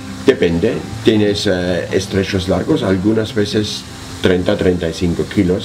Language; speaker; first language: Spanish; non-native, learner; German